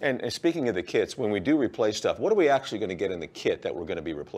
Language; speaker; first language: English; native; English